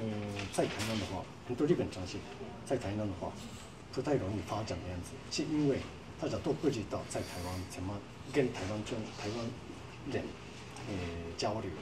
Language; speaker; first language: Chinese; non-native, fluent; Japanese